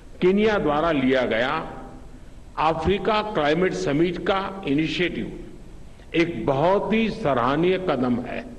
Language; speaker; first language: Hindi; non-native, local second language; Gujarati